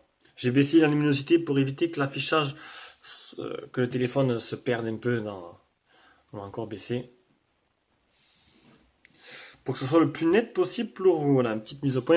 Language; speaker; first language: French; native; French